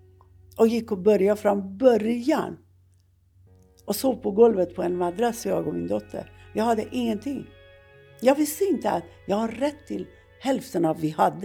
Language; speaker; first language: Swedish; non-native, fluent; Persian